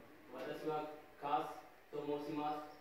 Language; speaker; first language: Japanese; non-native, learner; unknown